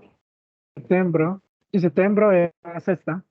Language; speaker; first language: Portuguese; non-native, learner; Spanish